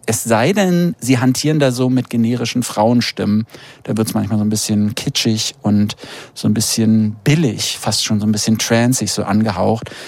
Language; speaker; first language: German; native; German